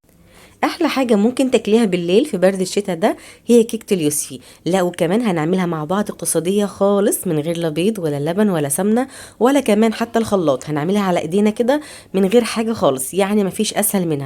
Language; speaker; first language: Arabic; native; Arabic